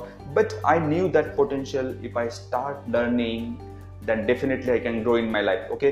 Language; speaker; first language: English; non-native, local second language; Marathi